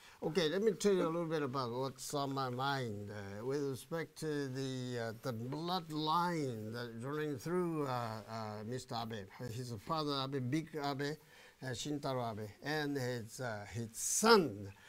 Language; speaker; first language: English; non-native, fluent; Japanese